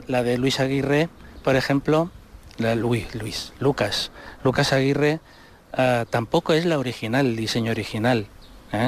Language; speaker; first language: Spanish; native; Spanish